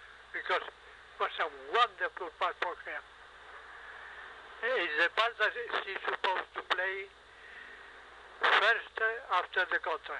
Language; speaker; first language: English; non-native, fluent; Spanish